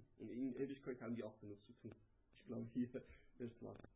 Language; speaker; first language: German; non-native, learner; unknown